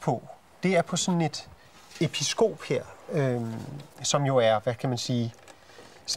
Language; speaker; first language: Danish; native; Danish